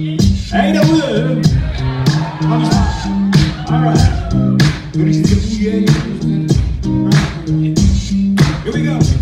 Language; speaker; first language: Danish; early bilingual, other home language; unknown